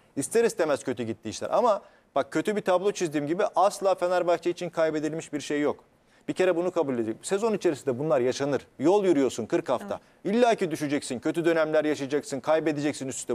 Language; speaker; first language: Turkish; native; Turkish